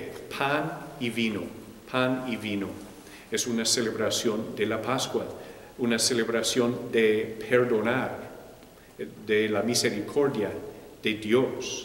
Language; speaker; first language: Spanish; non-native, fluent; English